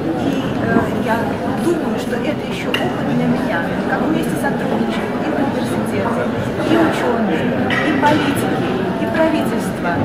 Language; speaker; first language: Russian; non-native, fluent; Bulgarian